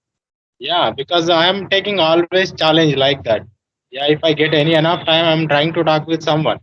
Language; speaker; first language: English; non-native, learner; Telugu